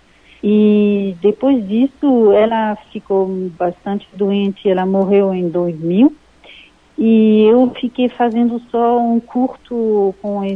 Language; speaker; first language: Portuguese; non-native, fluent; French